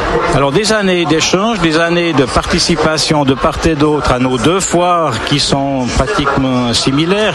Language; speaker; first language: French; native; French